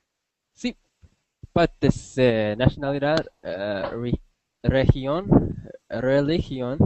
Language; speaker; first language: Spanish; non-native, learner; English